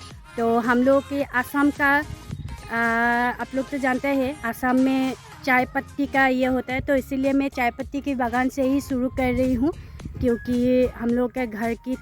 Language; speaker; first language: Hindi; non-native, local second language; Assamese